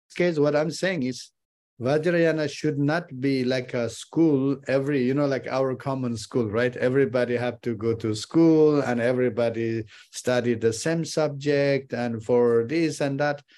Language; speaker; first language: English; non-native, fluent; Chinese